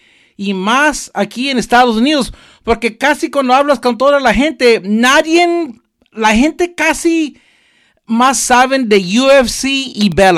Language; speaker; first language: Spanish; early bilingual, heritage; Spanish